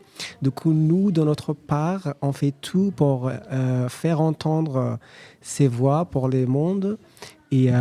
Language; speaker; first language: French; non-native, learner; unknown